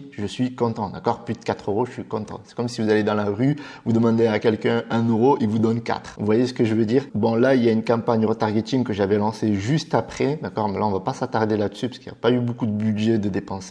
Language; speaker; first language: French; native; French